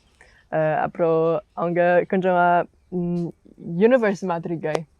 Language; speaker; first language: Tamil; non-native, learner; German